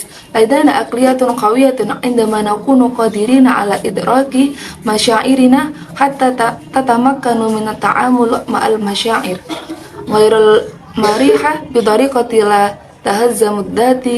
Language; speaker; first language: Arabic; non-native, learner; Indonesian